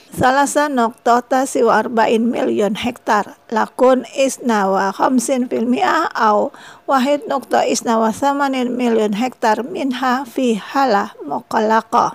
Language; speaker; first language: Arabic; non-native, fluent; Indonesian